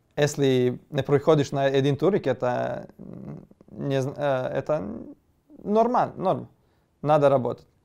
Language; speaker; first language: Russian; non-native, learner; Serbian